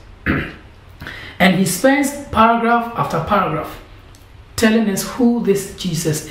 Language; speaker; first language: English; non-native, local second language; Akan